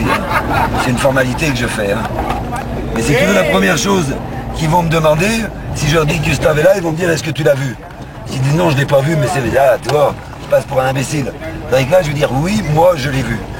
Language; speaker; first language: French; native; French